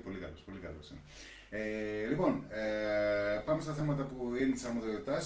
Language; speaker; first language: Greek; native; Greek